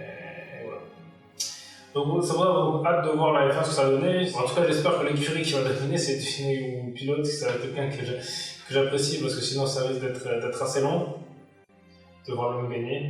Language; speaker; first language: French; native; French